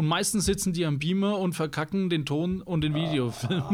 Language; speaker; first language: German; native; German